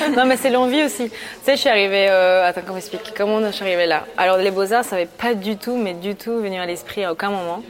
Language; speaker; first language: French; early bilingual, other home language; Spanish